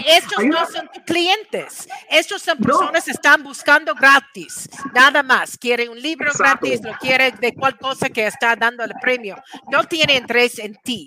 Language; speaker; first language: Spanish; non-native, fluent; English